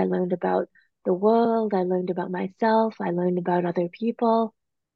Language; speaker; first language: English; native; English